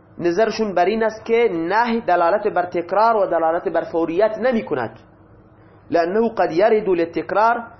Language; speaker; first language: Persian; non-native, local second language; Baluchi